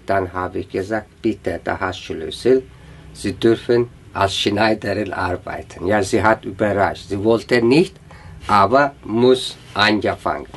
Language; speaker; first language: German; non-native, learner; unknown